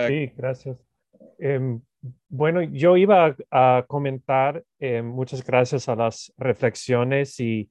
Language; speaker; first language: Spanish; non-native, fluent; English